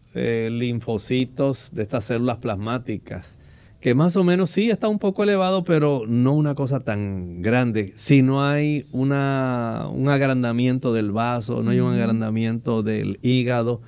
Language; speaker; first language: Spanish; native; Spanish